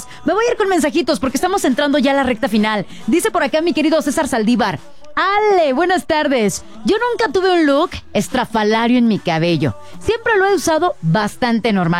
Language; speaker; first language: Spanish; native; Spanish